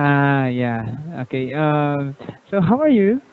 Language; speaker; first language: English; non-native, local second language; Filipino